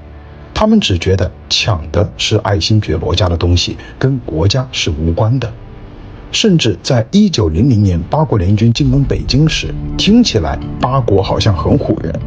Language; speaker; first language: Chinese; native; Chinese